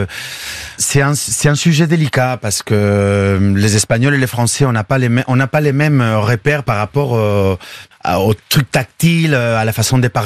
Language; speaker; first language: French; non-native, fluent; Spanish